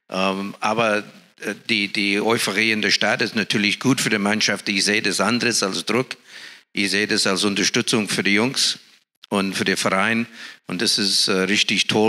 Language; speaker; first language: German; non-native, fluent; English